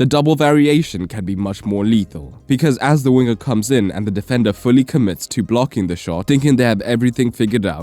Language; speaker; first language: English; native; English